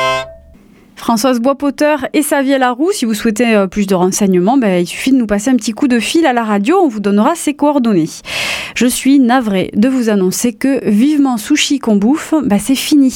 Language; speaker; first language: French; native; French